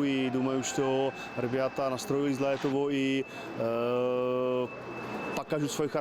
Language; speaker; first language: Russian; non-native, fluent; Czech